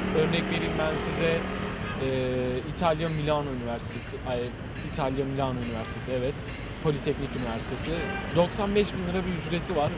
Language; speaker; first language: Turkish; native; Turkish